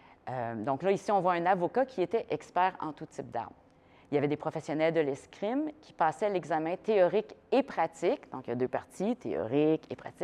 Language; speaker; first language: French; native; French